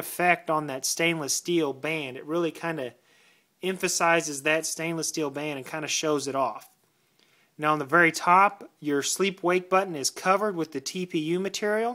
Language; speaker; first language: English; native; English